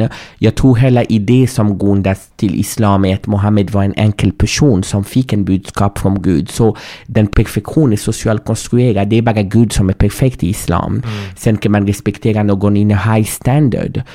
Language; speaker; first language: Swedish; non-native, fluent; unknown